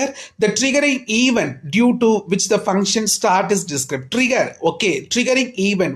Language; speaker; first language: English; non-native, local second language; Tamil